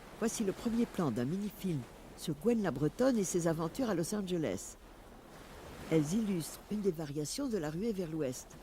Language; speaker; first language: French; native; French